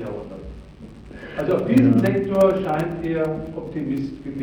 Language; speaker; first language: German; native; German